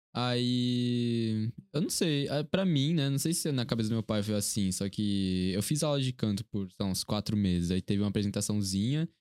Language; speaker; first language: Portuguese; early bilingual, other home language; Korean